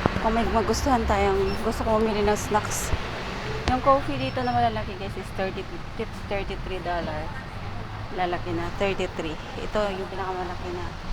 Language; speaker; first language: Filipino; native; Filipino